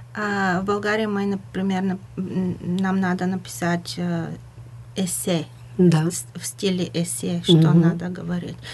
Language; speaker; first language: Russian; non-native, fluent; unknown